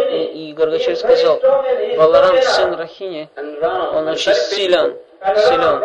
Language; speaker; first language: Russian; non-native, fluent; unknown